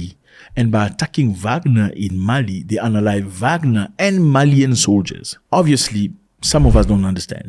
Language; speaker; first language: English; non-native, fluent; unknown